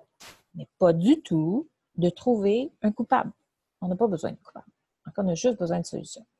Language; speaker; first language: French; native; French